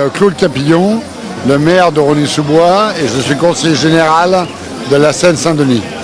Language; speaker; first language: French; native; French